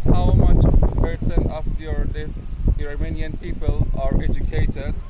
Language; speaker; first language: English; non-native, learner; Chinese